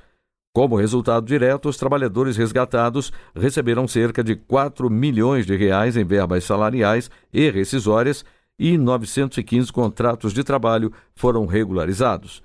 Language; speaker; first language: Portuguese; native; Portuguese